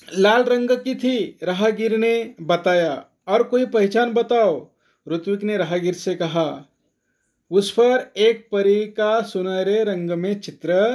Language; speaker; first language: Hindi; non-native, local second language; Marathi